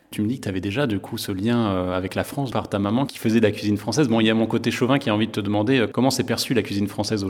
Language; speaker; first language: French; native; French